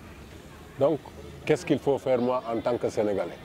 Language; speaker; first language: French; non-native, local second language; Wolof